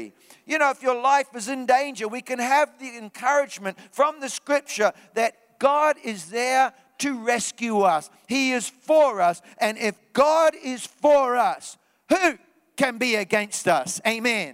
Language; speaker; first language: English; native; English